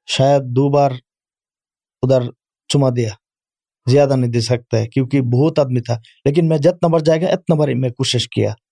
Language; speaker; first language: Urdu; non-native, learner; Bangla